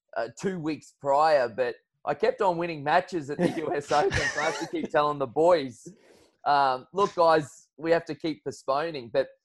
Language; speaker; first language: English; native; English